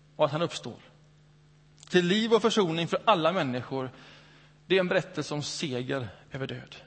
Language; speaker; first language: Swedish; native; Swedish